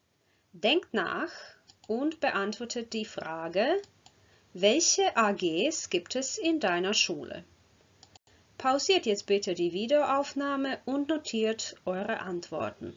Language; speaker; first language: German; non-native, fluent; Croatian